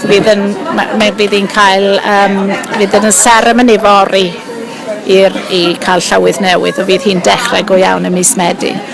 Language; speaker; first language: Welsh; native; Welsh